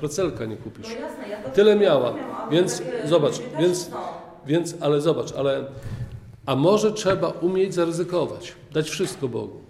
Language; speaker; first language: Polish; native; Polish